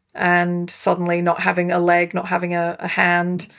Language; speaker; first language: English; native; English